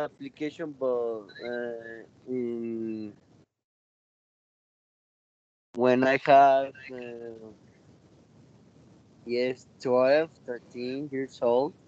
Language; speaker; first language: English; non-native, learner; Spanish